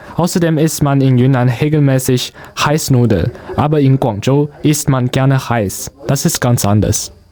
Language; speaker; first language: German; non-native, learner; Chinese